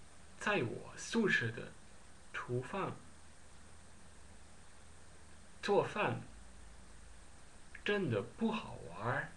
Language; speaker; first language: Chinese; non-native, learner; Dutch